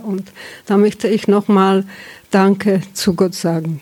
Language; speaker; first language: German; non-native, fluent; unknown